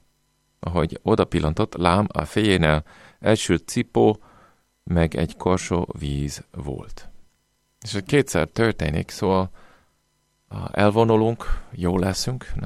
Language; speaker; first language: Hungarian; non-native, fluent; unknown